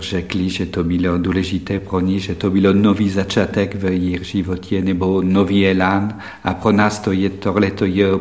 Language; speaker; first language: Czech; non-native, fluent; French